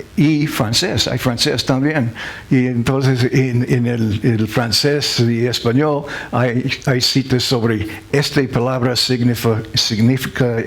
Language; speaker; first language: Spanish; non-native, learner; English